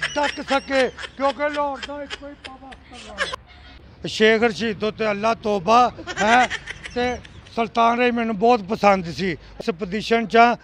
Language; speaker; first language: Punjabi; native; Punjabi